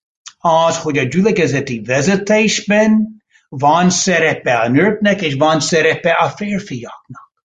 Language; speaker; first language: Hungarian; non-native, fluent; English